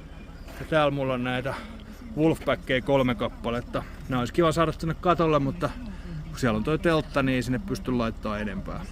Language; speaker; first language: Finnish; native; Finnish